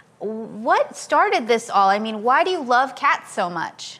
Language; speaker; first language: English; native; English